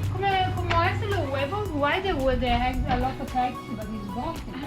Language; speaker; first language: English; non-native, learner; Spanish